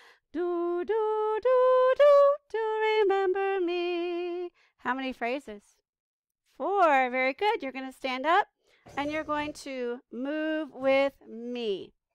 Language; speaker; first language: English; native; English